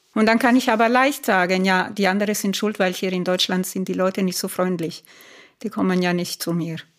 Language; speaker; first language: German; non-native, fluent; Spanish